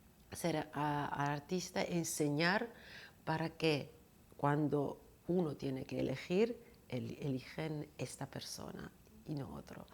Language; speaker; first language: Spanish; non-native, fluent; Georgian